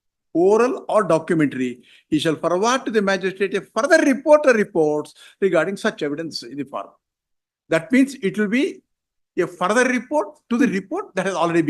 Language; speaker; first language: English; non-native, local second language; Kannada